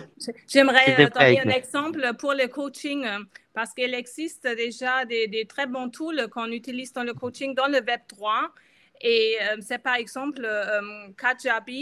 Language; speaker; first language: French; non-native, fluent; German